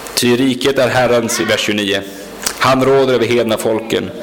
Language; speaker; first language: Swedish; native; Swedish